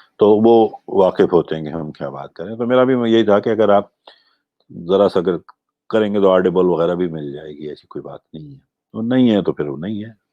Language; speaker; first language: Urdu; non-native, local second language; Gujarati